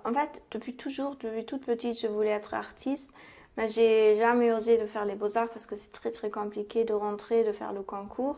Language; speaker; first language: French; non-native, fluent; German